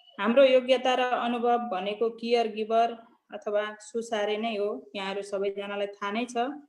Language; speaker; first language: Nepali; native; Nepali